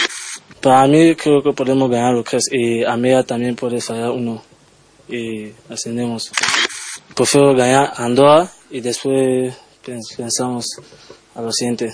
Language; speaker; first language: Spanish; non-native, learner; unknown